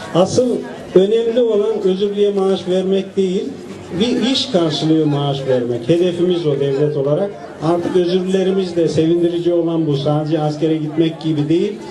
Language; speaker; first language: Turkish; native; Turkish